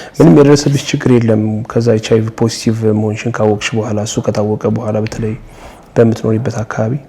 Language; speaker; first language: Amharic; native; Amharic